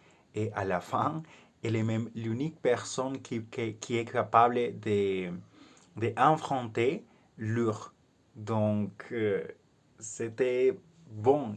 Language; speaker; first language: French; non-native, learner; Spanish